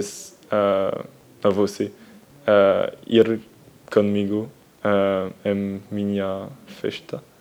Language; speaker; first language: Portuguese; non-native, learner; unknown